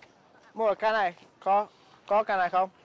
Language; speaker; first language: Vietnamese; non-native, learner; English